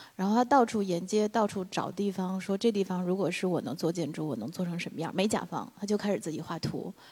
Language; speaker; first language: Chinese; native; Chinese